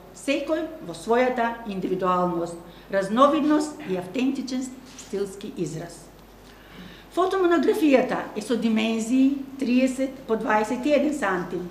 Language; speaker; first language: Macedonian; native; Macedonian